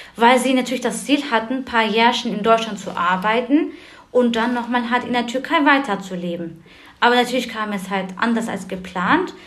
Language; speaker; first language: German; early bilingual, other home language; Turkish